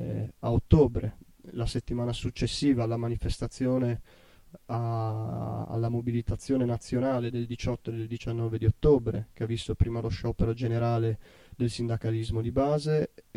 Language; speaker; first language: Italian; native; Italian